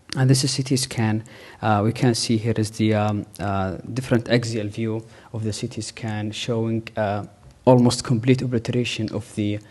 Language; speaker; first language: English; non-native, fluent; Arabic